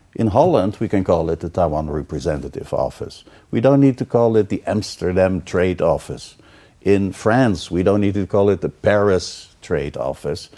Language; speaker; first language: English; non-native, fluent; Dutch